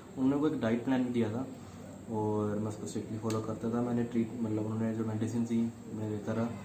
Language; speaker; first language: Hindi; non-native, local second language; Punjabi